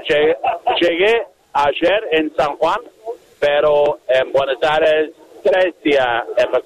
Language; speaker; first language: Spanish; non-native, learner; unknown